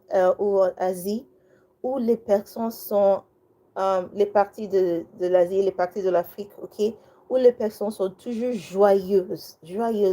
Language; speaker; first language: French; non-native, learner; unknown